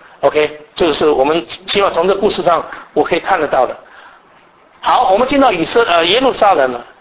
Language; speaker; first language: Chinese; native; Chinese